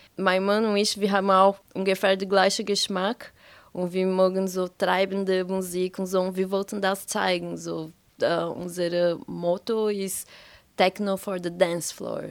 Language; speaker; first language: German; non-native, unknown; Portuguese